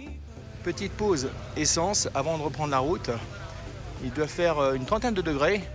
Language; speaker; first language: French; native; French